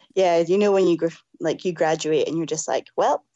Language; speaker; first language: English; native; English